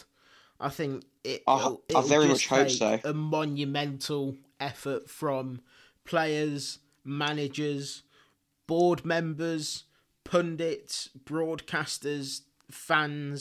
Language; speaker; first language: English; native; English